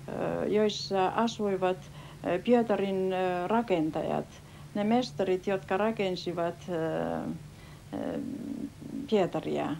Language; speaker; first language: Finnish; early bilingual, heritage; Finnish